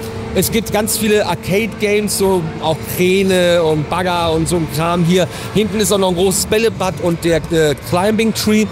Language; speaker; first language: German; native; German